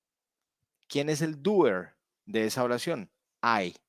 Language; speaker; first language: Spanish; native; Spanish